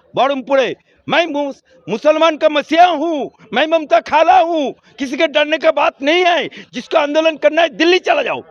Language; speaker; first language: Hindi; non-native, local second language; Bangla